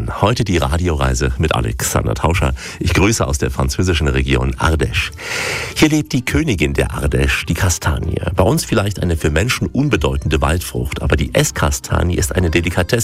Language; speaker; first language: German; native; German